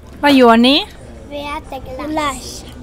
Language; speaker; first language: Swedish; non-native, fluent; Russian